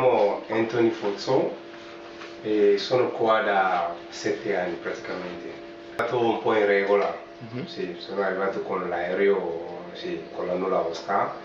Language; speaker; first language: Italian; non-native, fluent; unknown